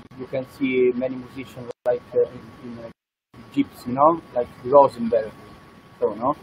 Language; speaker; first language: English; non-native, learner; Italian